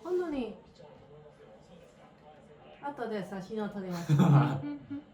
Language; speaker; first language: Japanese; non-native, learner; English